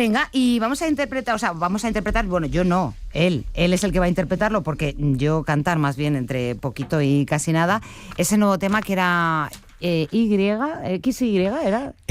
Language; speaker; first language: Spanish; native; Spanish